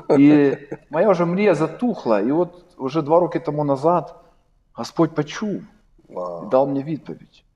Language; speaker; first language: Ukrainian; non-native, local second language; Russian